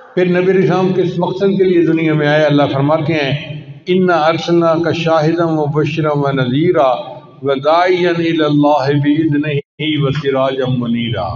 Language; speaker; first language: Urdu; non-native, local second language; Punjabi